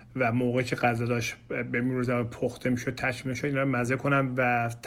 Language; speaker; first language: Persian; non-native, learner; Turkish